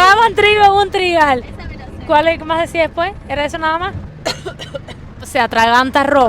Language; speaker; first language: Spanish; native; Spanish